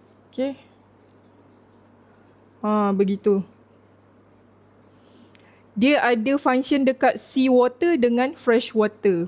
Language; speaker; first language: Malay; native; Malay